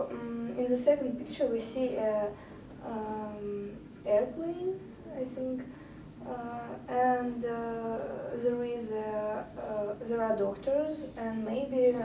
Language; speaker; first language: English; non-native, learner; Russian